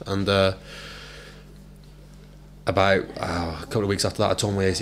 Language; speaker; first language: English; native; English